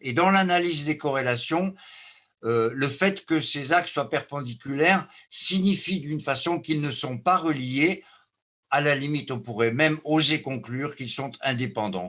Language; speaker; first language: French; native; French